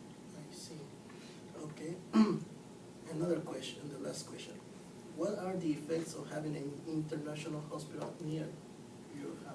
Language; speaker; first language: English; non-native, learner; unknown